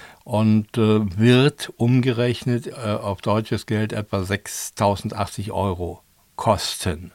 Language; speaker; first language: German; native; German